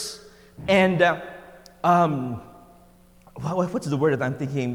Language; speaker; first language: English; non-native, local second language; Filipino